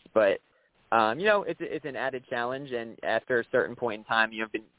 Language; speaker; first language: English; native; English